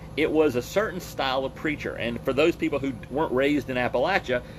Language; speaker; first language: English; native; English